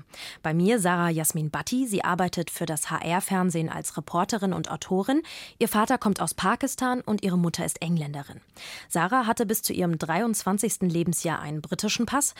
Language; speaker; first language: German; native; German